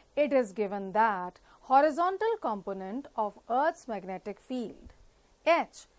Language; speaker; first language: English; non-native, local second language; Punjabi